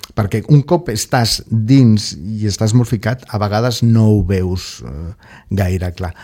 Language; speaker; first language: Catalan; non-native, local second language; Spanish